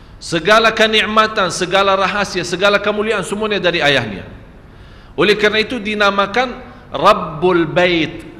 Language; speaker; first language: Malay; non-native, fluent; Arabic